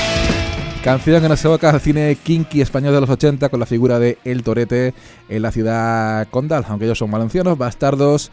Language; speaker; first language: Spanish; native; Spanish